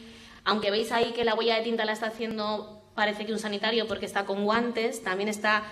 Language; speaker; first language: Spanish; native; Spanish